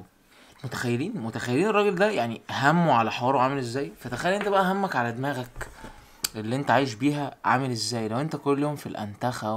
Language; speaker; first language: Arabic; native; Arabic